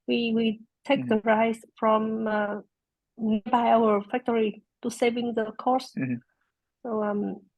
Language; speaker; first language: English; non-native, learner; Vietnamese